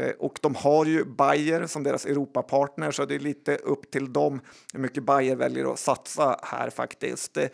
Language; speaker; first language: Swedish; native; Swedish